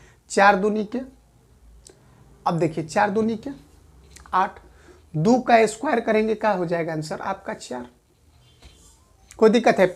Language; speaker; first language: Hindi; native; Hindi